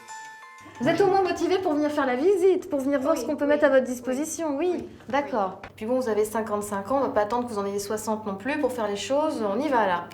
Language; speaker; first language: French; native; French